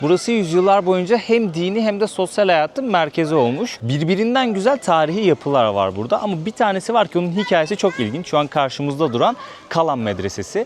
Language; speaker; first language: Turkish; native; Turkish